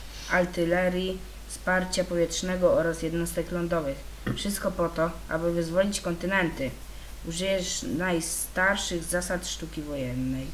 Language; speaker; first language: Polish; native; Polish